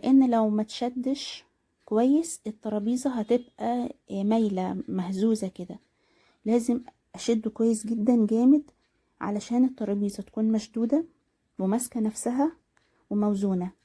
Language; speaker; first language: Arabic; native; Arabic